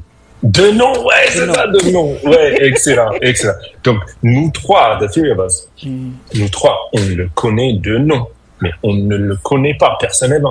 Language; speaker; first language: French; non-native, fluent; English